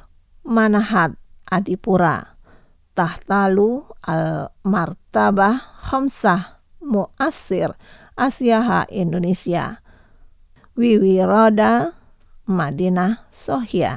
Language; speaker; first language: Arabic; non-native, fluent; Indonesian